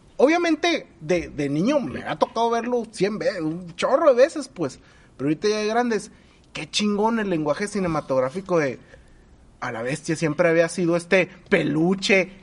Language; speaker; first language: Spanish; native; Spanish